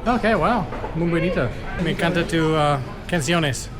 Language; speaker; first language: Spanish; non-native, learner; English